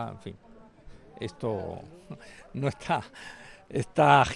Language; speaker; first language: Spanish; native; Spanish